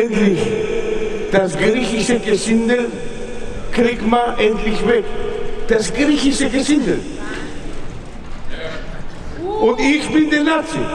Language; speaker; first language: German; non-native, fluent; Greek